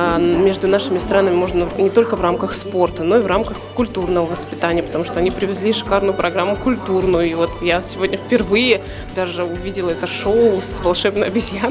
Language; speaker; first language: Russian; native; Russian